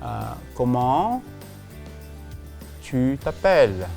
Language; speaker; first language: French; non-native, fluent; English